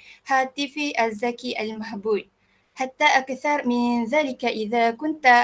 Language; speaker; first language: Arabic; non-native, learner; Malay